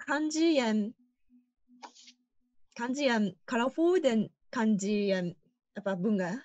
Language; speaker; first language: Indonesian; non-native, learner; Japanese